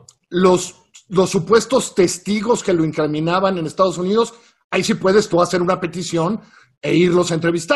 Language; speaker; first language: Spanish; native; Spanish